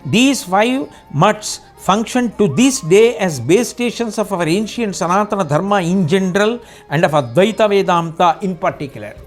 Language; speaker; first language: English; non-native, local second language; Telugu